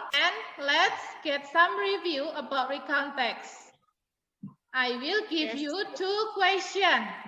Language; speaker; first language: English; non-native, fluent; Indonesian